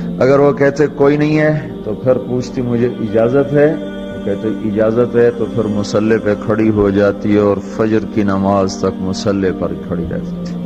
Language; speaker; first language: Urdu; non-native, local second language; Punjabi